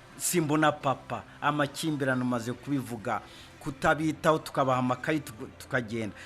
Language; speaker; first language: Kinyarwanda; native; Kinyarwanda